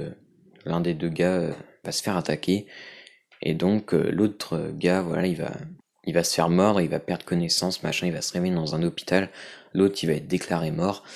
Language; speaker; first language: French; native; French